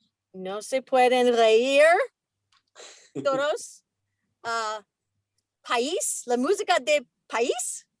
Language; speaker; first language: Spanish; non-native, learner; English